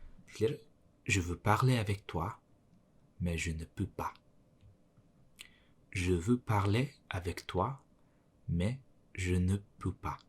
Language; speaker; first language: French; non-native, learner; Mongolian